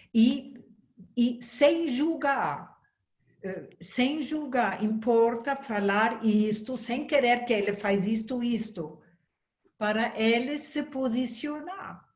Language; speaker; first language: Portuguese; non-native, fluent; German